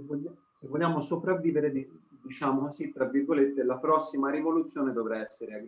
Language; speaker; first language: Italian; native; Italian